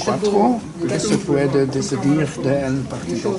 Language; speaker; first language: Spanish; non-native, learner; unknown